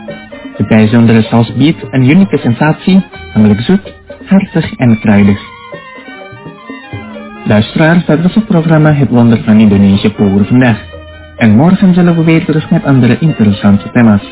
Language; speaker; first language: Dutch; non-native, fluent; Indonesian